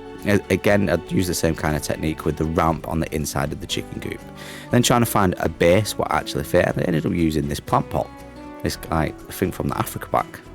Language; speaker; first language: English; native; English